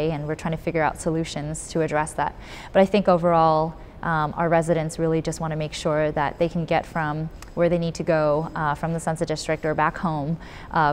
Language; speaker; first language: English; native; English